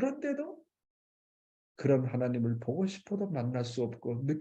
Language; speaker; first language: Korean; native; Korean